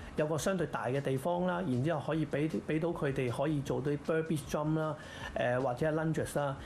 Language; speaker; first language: Cantonese; native; Cantonese